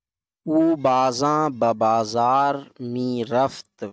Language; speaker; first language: Persian; non-native, fluent; Urdu